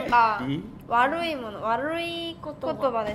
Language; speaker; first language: Japanese; non-native, fluent; Korean